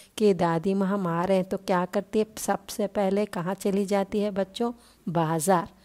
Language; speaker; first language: Hindi; non-native, local second language; Telugu